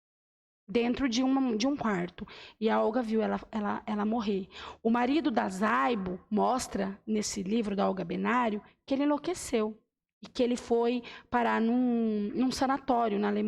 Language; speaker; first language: Portuguese; native; Portuguese